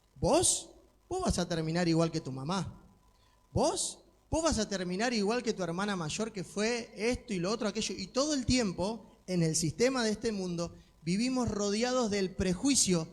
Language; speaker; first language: Spanish; native; Spanish